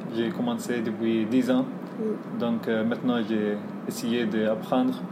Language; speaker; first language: French; non-native, fluent; Arabic